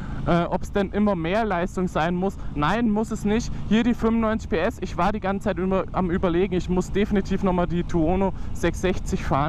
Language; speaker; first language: German; native; German